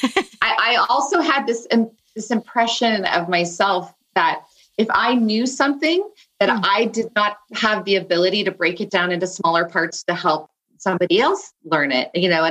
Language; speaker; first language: English; native; English